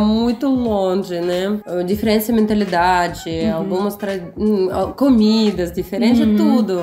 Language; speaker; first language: Portuguese; non-native, learner; Russian